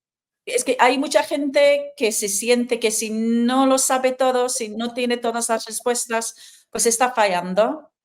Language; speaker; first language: Spanish; non-native, fluent; English